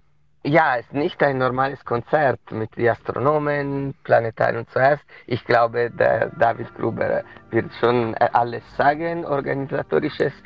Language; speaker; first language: German; non-native, local second language; Italian